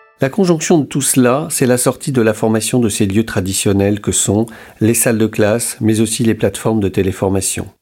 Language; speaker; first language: French; native; French